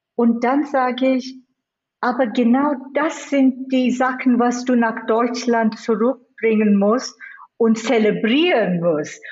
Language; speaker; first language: German; non-native, fluent; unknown